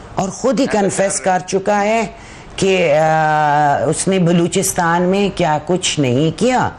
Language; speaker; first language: Urdu; non-native, local second language; Pashto